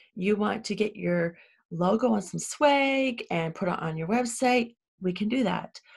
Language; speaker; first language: English; native; English